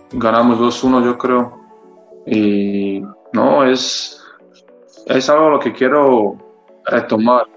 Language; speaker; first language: Spanish; early bilingual, other home language; Croatian